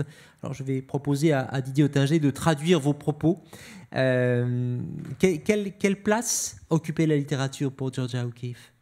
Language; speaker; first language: French; native; French